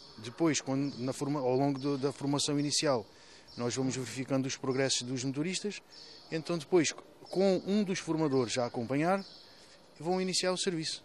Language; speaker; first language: Portuguese; native; Portuguese